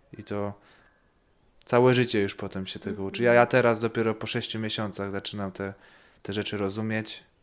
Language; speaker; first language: Polish; early bilingual, heritage; Polish